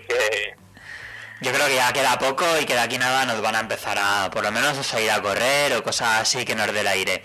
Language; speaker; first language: Spanish; native; Spanish